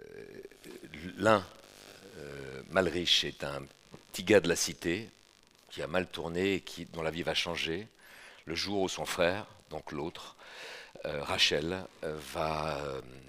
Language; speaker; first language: French; native; French